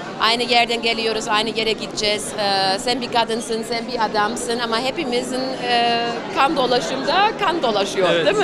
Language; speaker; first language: Turkish; early bilingual, heritage; Turkish